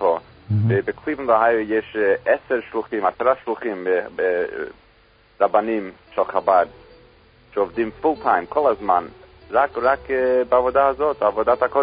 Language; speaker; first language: Hebrew; non-native, fluent; English